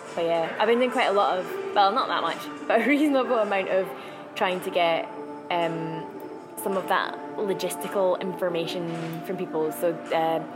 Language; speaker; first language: English; native; English